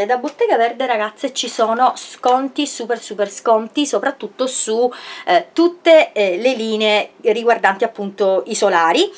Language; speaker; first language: Italian; native; Italian